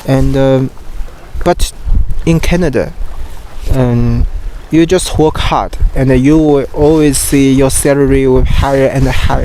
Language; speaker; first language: English; non-native, learner; Chinese